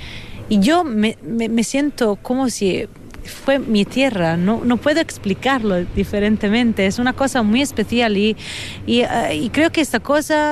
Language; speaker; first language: Spanish; non-native, fluent; Italian